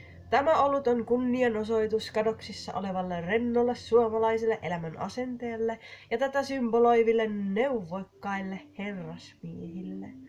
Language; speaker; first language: Finnish; native; Finnish